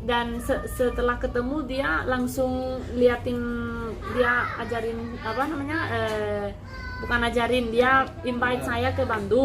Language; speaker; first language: Indonesian; non-native, fluent; Spanish